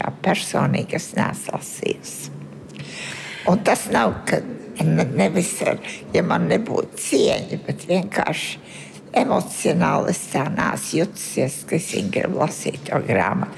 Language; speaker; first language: Latvian; early bilingual, heritage; Latvian